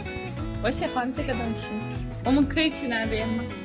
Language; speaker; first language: Chinese; non-native, learner; Russian